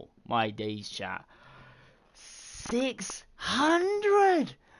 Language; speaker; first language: English; native; English